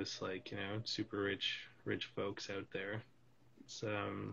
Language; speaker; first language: English; native; English